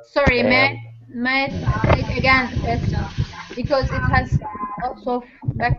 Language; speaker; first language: English; non-native, learner; Turkish